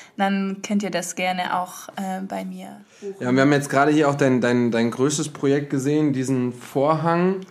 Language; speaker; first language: German; early bilingual, heritage; French